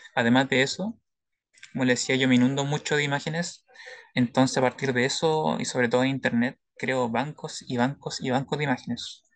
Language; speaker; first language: Spanish; native; Spanish